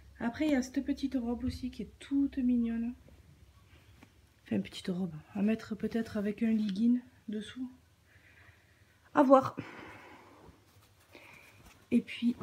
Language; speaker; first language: French; native; French